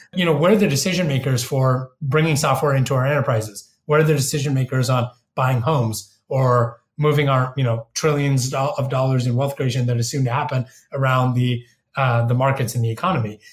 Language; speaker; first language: English; native; English